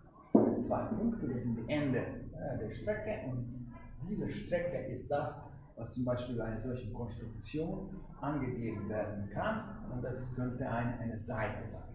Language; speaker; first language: German; non-native, fluent; Hungarian